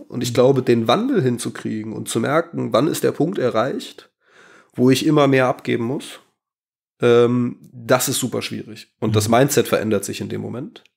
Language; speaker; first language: German; native; German